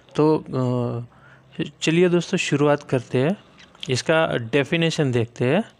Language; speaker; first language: Hindi; native; Hindi